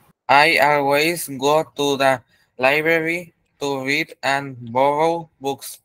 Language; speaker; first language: English; non-native, learner; Spanish